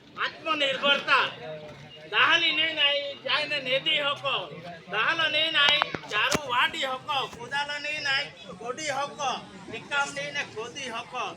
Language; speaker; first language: Gujarati; non-native, local second language; Bhili